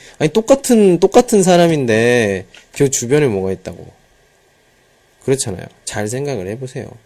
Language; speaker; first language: Korean; native; Korean